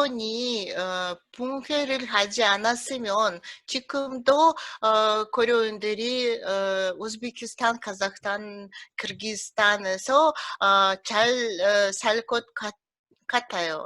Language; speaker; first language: Korean; early bilingual, heritage; Russian